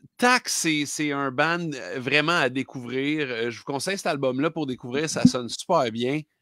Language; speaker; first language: French; native; French